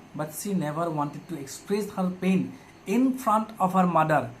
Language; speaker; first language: English; non-native, local second language; Assamese